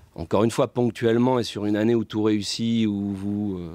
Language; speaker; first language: French; native; French